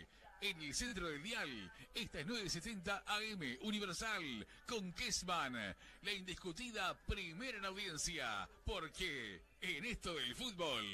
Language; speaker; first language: Spanish; native; Spanish